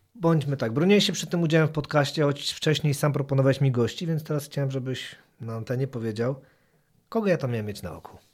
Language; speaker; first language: Polish; native; Polish